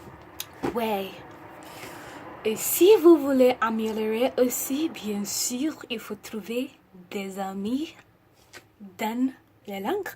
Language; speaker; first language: French; non-native, learner; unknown